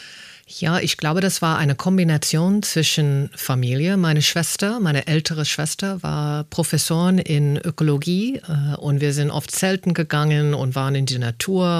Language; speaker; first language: German; non-native, fluent; English